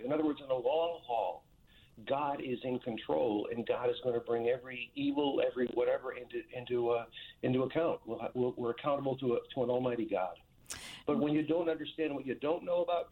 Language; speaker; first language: English; native; English